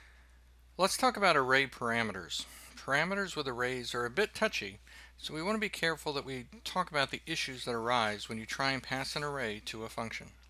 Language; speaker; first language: English; native; English